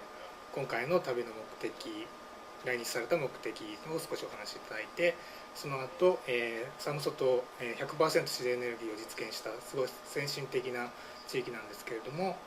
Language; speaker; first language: Japanese; native; Japanese